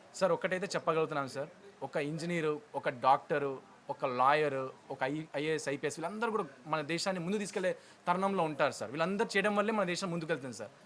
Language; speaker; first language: Telugu; native; Telugu